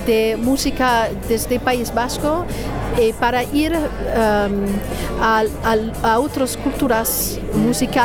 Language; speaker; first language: Spanish; non-native, fluent; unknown